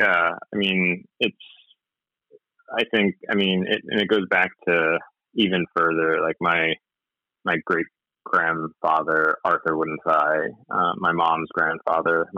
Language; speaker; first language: English; native; English